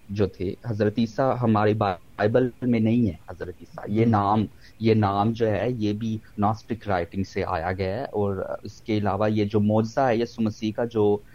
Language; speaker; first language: Urdu; non-native, local second language; Punjabi